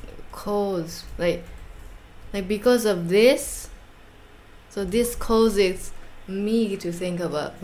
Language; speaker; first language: English; non-native, fluent; Japanese